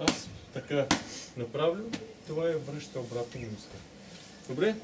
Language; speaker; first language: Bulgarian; non-native, learner; Russian